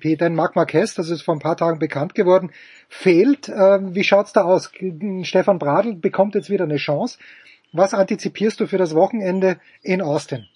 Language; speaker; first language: German; native; German